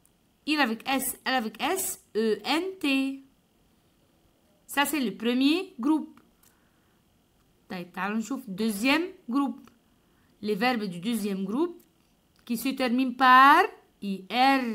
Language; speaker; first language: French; non-native, fluent; Arabic